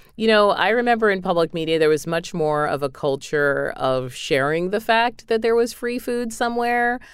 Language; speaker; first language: English; native; English